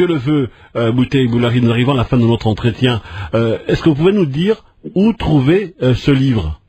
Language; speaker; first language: French; non-native, local second language; Lingala